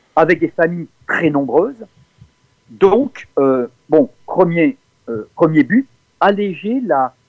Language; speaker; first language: French; native; French